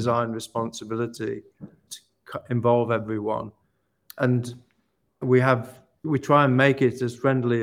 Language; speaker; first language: English; native; English